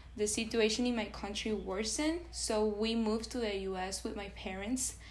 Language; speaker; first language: English; non-native, fluent; Spanish